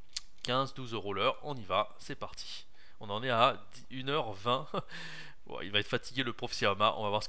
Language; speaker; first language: French; native; French